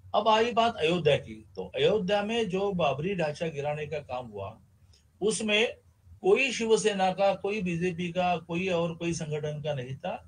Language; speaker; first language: Hindi; non-native, local second language; Marathi